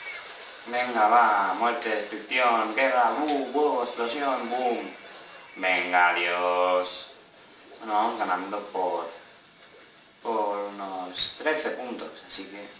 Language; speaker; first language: Spanish; native; Spanish